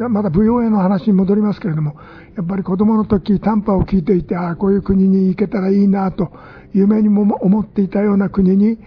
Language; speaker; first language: Japanese; native; Japanese